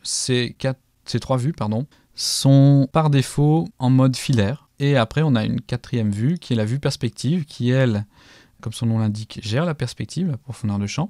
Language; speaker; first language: French; native; French